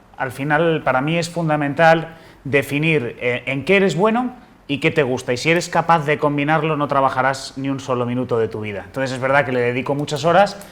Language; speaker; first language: Spanish; native; Spanish